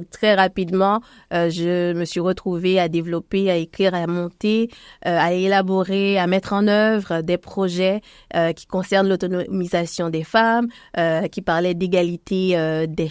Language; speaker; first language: French; native; French